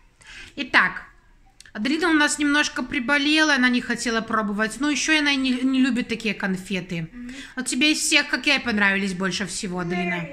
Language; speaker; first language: Russian; native; Russian